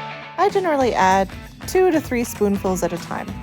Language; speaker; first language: English; native; English